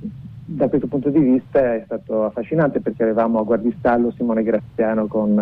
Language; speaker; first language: Italian; native; Italian